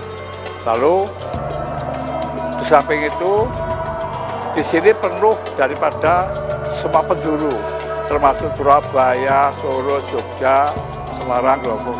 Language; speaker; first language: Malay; non-native, local second language; Javanese